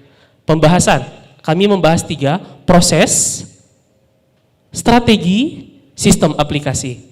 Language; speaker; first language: Indonesian; non-native, local second language; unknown